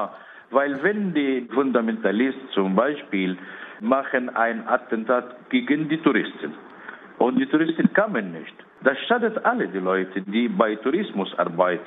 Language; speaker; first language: German; non-native, learner; Arabic